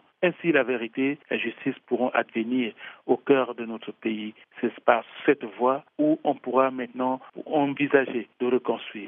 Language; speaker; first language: French; non-native, local second language; Sango